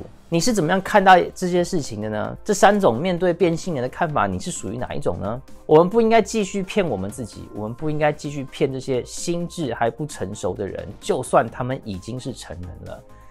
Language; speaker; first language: Chinese; native; Chinese